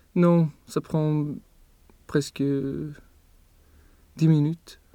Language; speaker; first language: French; non-native, learner; Swedish